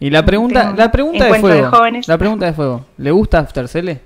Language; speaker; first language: Spanish; native; Spanish